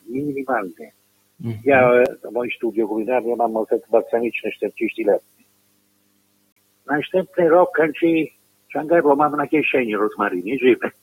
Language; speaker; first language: Polish; non-native, learner; Italian